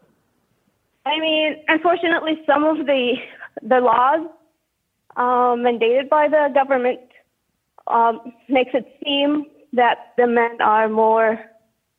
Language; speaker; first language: English; non-native, fluent; Arabic